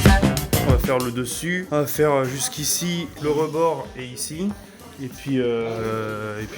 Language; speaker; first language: French; native; French